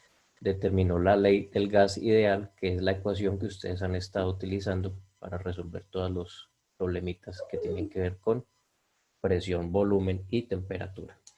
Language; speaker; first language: Spanish; native; Spanish